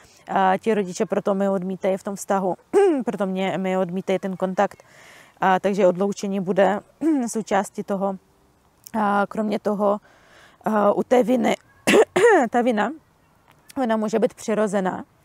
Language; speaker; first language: Czech; non-native, fluent; Russian